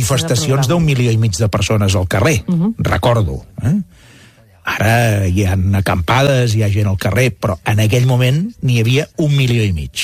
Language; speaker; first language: Catalan; native; Catalan